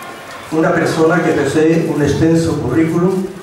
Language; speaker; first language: Spanish; native; Spanish